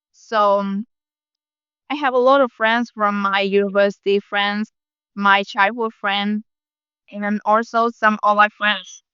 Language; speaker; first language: English; non-native, learner; Vietnamese